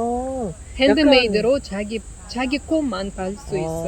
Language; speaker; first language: Korean; non-native, learner; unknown